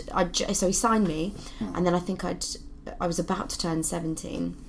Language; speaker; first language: English; native; English